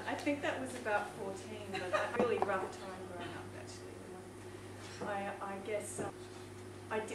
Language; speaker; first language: English; native; English